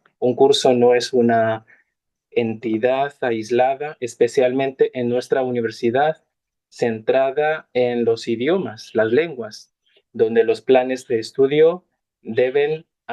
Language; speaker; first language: Spanish; non-native, fluent; Chinese